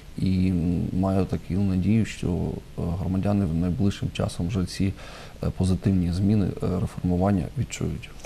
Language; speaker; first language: Ukrainian; native; Ukrainian